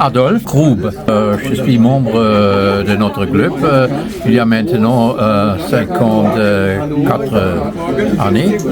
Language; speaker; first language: French; non-native, fluent; German